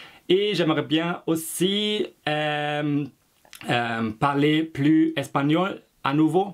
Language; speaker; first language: French; non-native, fluent; German